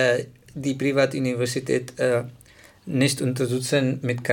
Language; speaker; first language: German; non-native, learner; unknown